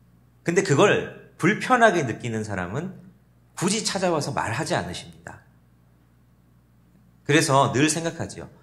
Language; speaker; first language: Korean; native; Korean